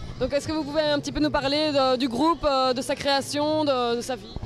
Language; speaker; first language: French; native; French